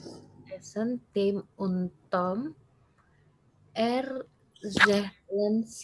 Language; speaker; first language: German; non-native, learner; Indonesian